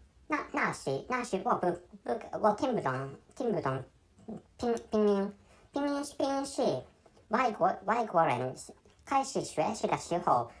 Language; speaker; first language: Chinese; non-native, learner; Japanese